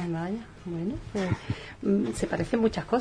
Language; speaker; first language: Spanish; native; Spanish